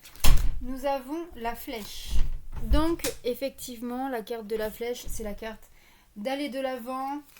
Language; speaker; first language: French; native; French